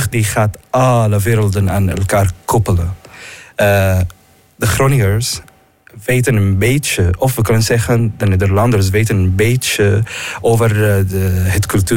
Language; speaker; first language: Dutch; non-native, fluent; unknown